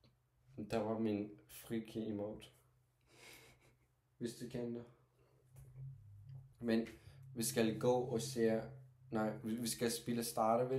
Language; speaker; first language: Danish; non-native, learner; Turkish